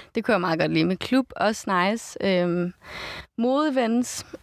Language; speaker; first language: Danish; native; Danish